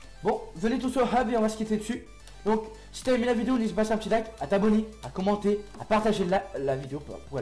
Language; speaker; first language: French; native; French